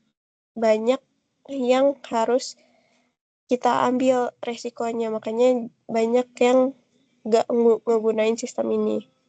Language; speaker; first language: Indonesian; native; Indonesian